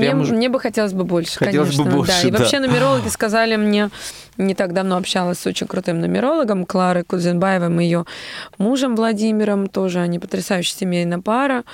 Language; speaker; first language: Russian; native; Russian